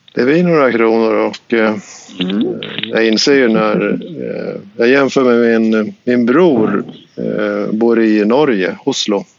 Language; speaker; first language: Swedish; native; Swedish